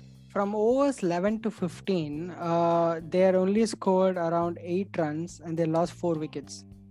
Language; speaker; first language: English; non-native, local second language; Tamil